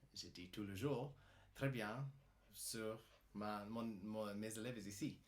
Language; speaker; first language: French; non-native, learner; English